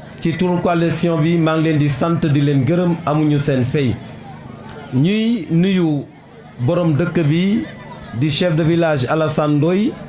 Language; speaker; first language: Wolof; non-native, local second language; Serer